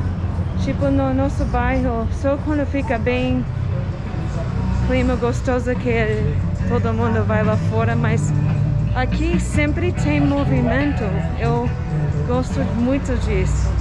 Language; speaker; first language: Portuguese; non-native, fluent; English